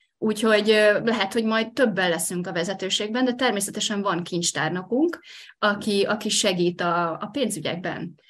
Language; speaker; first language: Hungarian; native; Hungarian